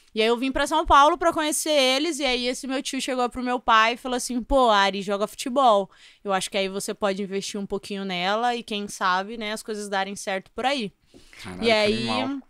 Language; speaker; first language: Portuguese; native; Portuguese